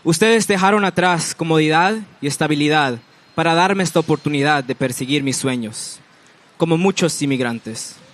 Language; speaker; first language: Spanish; early bilingual, heritage; Spanish